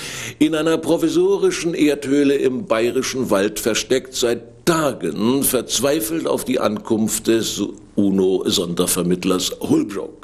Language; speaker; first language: German; native; German